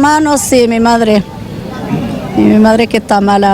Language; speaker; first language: Spanish; non-native, learner; Arabic